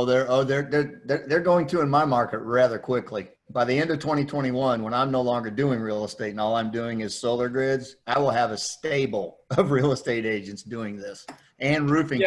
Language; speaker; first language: English; native; English